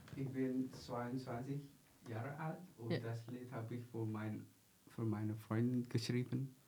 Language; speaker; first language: German; non-native, fluent; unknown